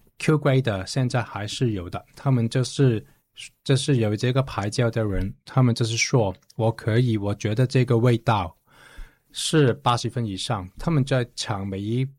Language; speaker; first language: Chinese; non-native, local second language; Cantonese